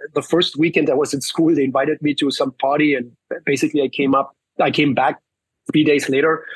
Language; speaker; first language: English; early bilingual, other home language; Spanish